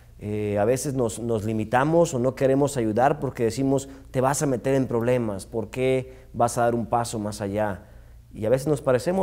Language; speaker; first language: Spanish; native; Spanish